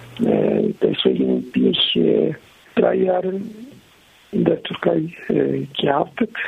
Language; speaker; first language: German; non-native, learner; Turkish